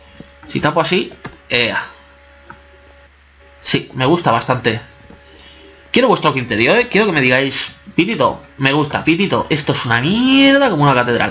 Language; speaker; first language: Spanish; native; Spanish